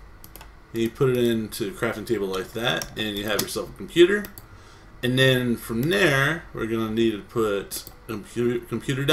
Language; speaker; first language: English; native; English